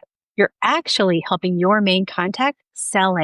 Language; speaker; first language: English; native; English